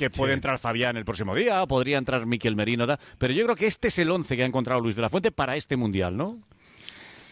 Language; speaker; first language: Spanish; native; Spanish